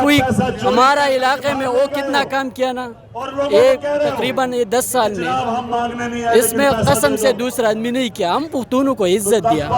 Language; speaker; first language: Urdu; non-native, local second language; Pashto